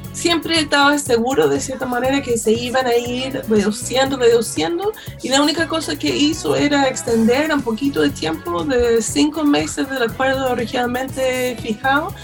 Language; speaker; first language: Spanish; non-native, fluent; English